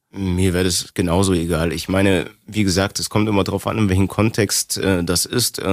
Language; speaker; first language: German; native; German